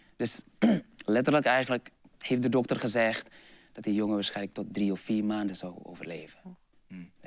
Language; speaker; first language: Dutch; non-native, fluent; Indonesian